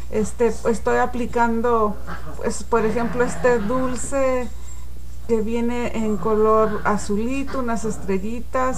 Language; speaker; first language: Spanish; native; Spanish